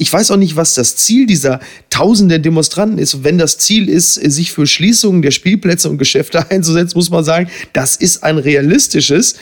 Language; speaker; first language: German; native; German